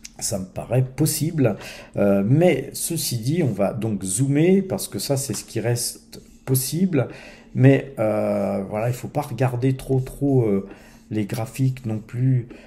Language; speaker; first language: French; native; French